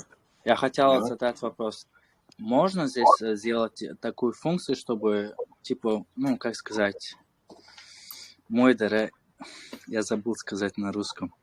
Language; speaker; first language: Russian; non-native, local second language; Chechen